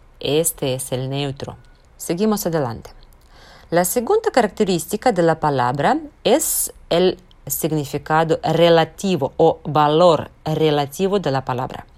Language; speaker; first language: Spanish; non-native, fluent; Russian